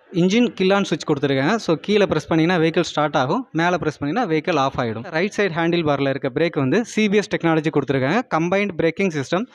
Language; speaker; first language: Tamil; native; Tamil